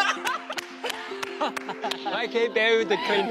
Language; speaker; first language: English; non-native, fluent; Chinese